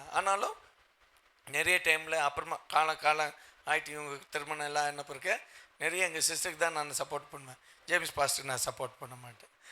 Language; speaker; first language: Tamil; non-native, local second language; Telugu